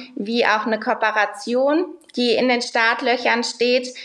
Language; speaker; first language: German; native; German